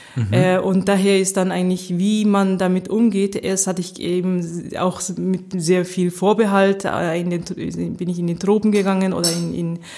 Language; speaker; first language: German; early bilingual, heritage; Japanese